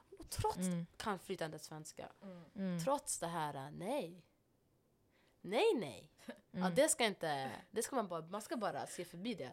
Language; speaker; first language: Swedish; non-native, local second language; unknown